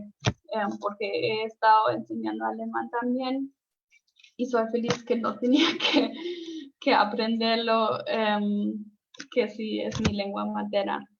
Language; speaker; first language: Spanish; non-native, fluent; German